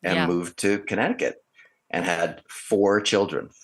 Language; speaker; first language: English; native; English